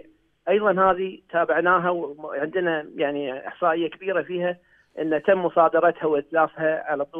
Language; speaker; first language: Arabic; native; Arabic